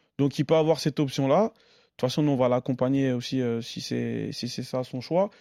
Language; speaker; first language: French; native; French